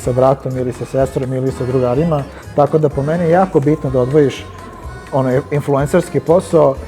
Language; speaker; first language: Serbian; early bilingual, heritage; Serbian